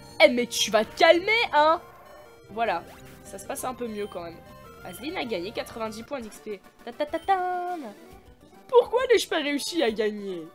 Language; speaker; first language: French; native; French